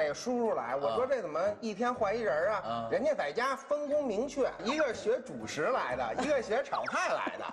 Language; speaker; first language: Chinese; native; Chinese